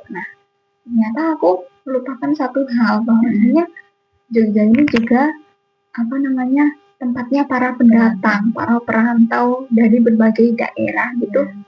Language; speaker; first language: Indonesian; non-native, local second language; Javanese